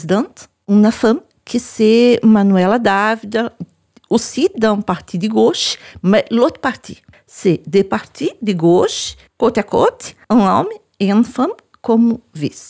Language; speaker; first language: French; non-native, learner; Portuguese